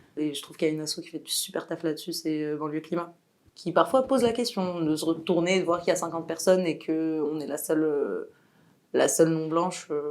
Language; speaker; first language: French; non-native, local second language; Arabic